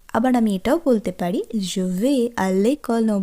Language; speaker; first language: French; non-native, fluent; Bangla